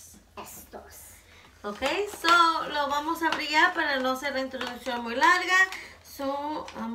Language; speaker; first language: Spanish; early bilingual, heritage; Spanish